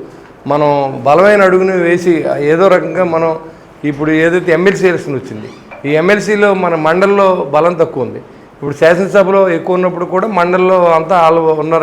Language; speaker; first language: Telugu; native; Telugu